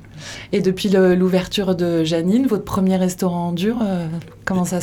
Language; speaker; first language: French; native; French